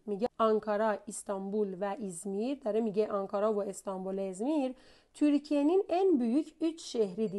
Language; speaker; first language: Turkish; non-native, fluent; Persian